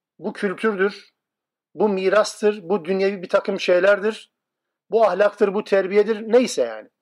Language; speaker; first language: Turkish; non-native, local second language; Kurdish